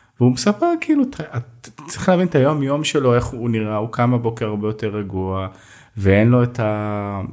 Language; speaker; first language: Hebrew; native; Hebrew